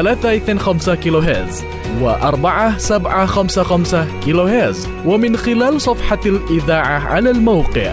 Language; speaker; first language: Arabic; non-native, fluent; Indonesian